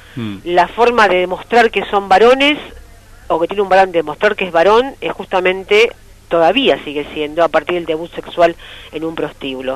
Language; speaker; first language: Spanish; native; Spanish